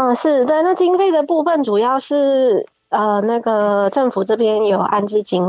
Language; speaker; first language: Chinese; native; Chinese